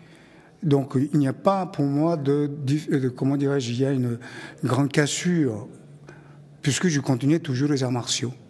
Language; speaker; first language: French; non-native, fluent; Japanese